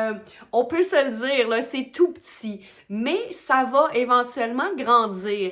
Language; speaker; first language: French; native; French